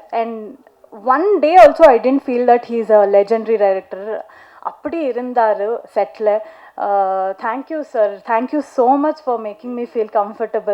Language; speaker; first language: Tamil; non-native, learner; Kannada